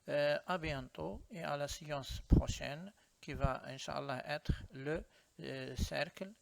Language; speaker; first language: French; non-native, local second language; Arabic